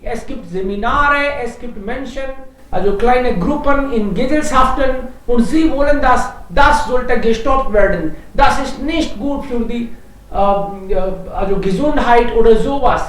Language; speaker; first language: German; non-native, fluent; Hindi